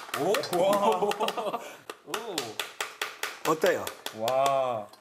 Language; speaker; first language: Korean; native; Korean